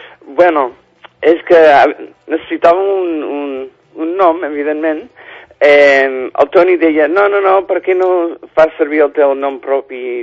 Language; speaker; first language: Catalan; non-native, fluent; English